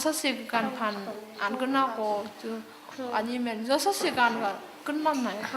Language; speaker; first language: Korean; non-native, learner; Vietnamese